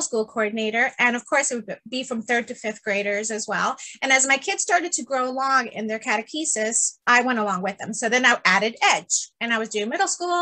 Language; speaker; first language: English; early bilingual, other home language; Spanish